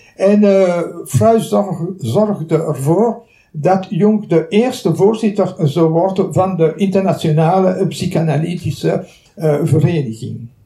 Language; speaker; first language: Dutch; non-native, local second language; French